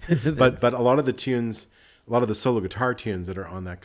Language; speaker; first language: English; native; English